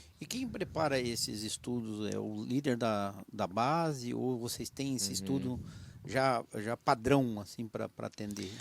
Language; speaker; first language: Portuguese; native; Portuguese